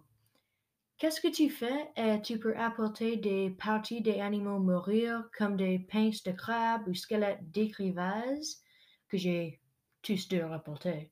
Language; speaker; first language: French; non-native, local second language; English